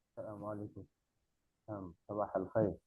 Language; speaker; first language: Arabic; non-native, fluent; Bangla